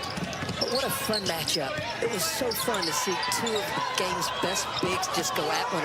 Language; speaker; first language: English; native; English